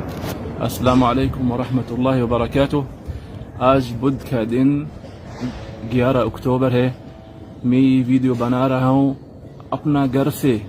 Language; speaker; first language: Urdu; non-native, fluent; Arabic